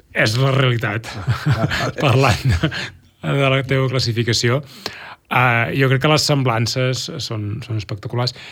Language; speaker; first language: Catalan; native; Catalan